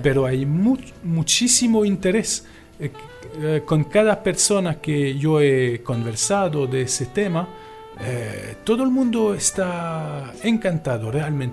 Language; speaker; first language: Spanish; non-native, fluent; French